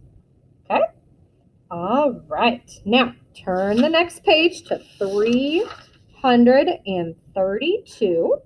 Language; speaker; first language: English; native; English